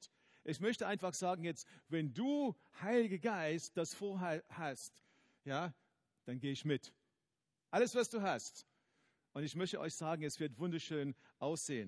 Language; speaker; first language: German; non-native, fluent; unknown